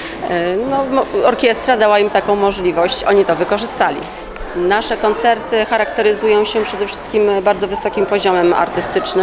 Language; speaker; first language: Polish; native; Polish